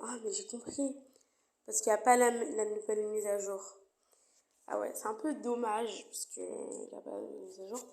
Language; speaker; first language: French; native; French